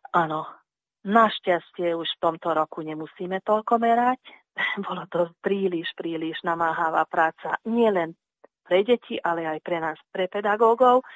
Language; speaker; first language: Slovak; early bilingual, heritage; Hungarian